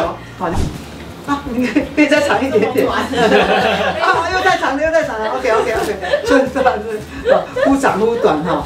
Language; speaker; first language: Chinese; native; Chinese